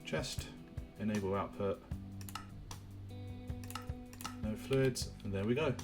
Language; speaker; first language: English; native; English